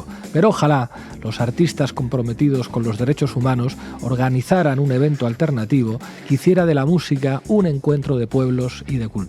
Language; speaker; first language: Spanish; native; Spanish